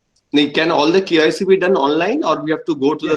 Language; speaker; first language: English; non-native, local second language; Bangla